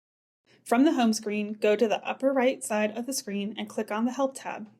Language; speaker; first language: English; native; English